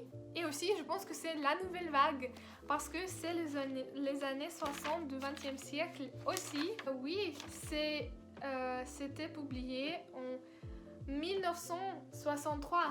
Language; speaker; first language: French; non-native, learner; Russian